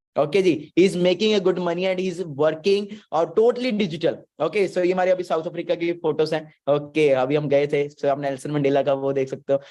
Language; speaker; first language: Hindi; non-native, local second language; Punjabi